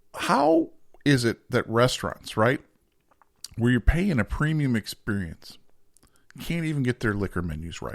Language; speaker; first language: English; native; English